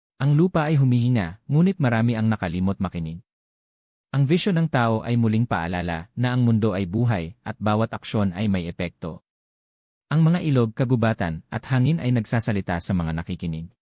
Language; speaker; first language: Filipino; native; Filipino